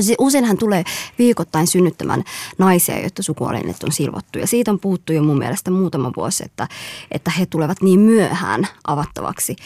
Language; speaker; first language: Finnish; early bilingual, other home language; Somali